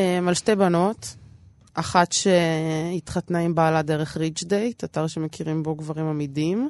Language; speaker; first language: Hebrew; early bilingual, other home language; Russian